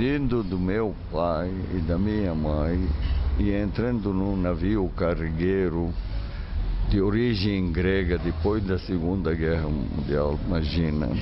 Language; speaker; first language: Portuguese; non-native, fluent; Arabic